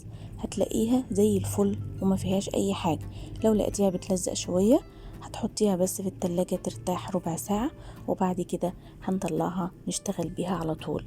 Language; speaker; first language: Arabic; native; Arabic